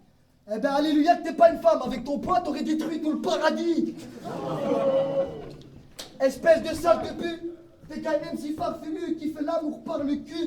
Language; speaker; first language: French; native; French